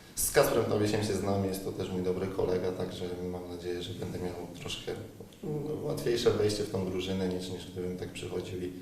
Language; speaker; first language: Polish; native; Polish